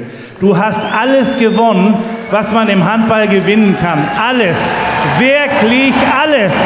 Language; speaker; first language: German; native; German